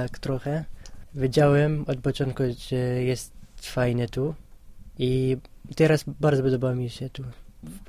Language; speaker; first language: Polish; non-native, learner; Hebrew